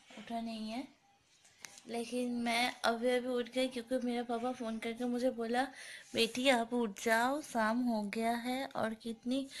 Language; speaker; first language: Hindi; non-native, local second language; Bangla